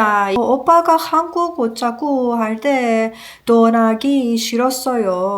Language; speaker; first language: Korean; non-native, learner; Persian